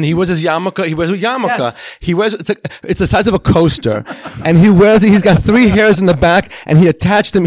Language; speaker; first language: English; non-native, fluent; Hebrew